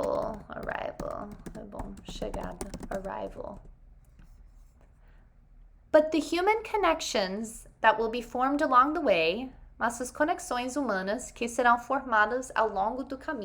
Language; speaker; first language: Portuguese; non-native, fluent; English